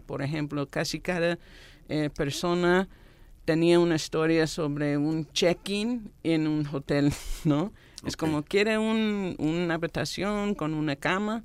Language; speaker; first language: Spanish; non-native, fluent; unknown